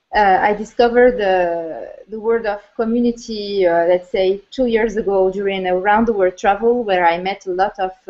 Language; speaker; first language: English; non-native, fluent; Arabic